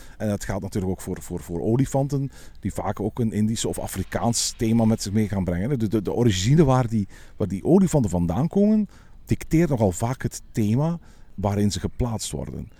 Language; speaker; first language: Dutch; native; Dutch